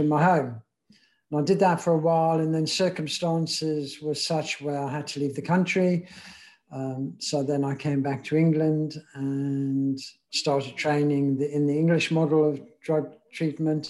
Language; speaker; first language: English; native; English